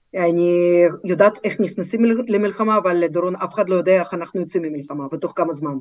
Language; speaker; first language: Hebrew; non-native, fluent; Russian